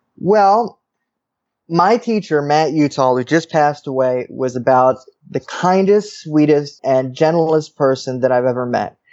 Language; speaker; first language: English; native; English